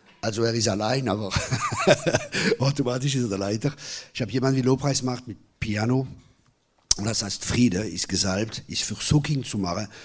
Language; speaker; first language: German; non-native, local second language; French